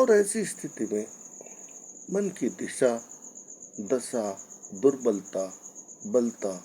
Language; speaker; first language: Hindi; native; Hindi